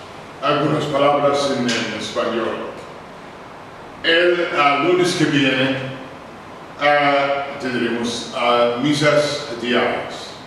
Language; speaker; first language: Spanish; non-native, learner; English